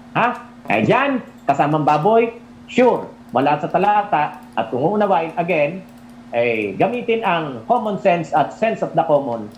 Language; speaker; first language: Filipino; native; Filipino